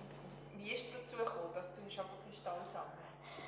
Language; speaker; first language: German; native; German